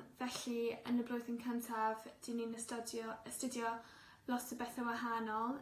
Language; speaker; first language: Welsh; non-native, local second language; English